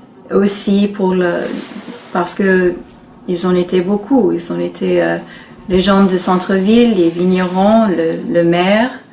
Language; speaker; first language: French; non-native, learner; English